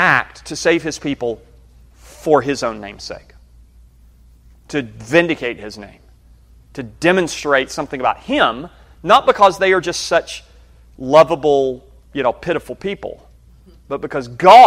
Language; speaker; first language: English; native; English